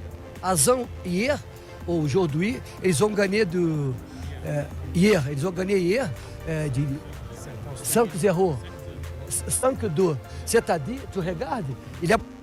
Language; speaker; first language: French; non-native, fluent; Portuguese